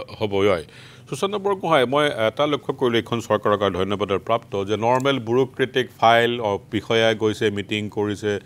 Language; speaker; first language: Assamese; native; Assamese